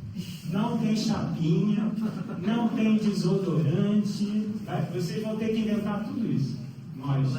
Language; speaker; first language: Portuguese; native; Portuguese